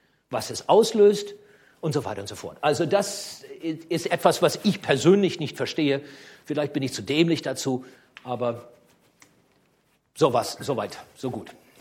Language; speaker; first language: German; native; German